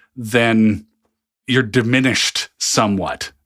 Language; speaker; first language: English; native; English